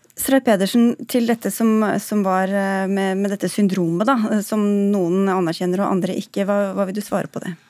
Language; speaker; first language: Norwegian; native; Norwegian